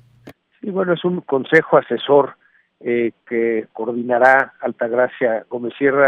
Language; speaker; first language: Spanish; native; Spanish